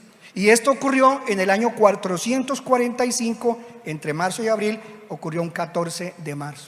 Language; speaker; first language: Spanish; native; Spanish